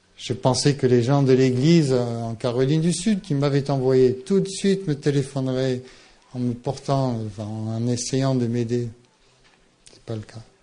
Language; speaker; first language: French; non-native, fluent; English